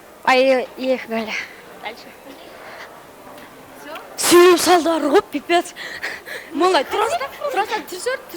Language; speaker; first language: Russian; non-native, local second language; Kyrgyz